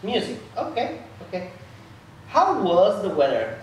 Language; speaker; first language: English; non-native, fluent; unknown